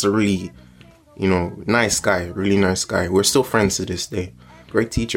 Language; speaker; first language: English; native; English